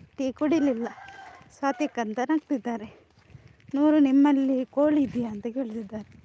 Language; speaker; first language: Kannada; non-native, local second language; Tulu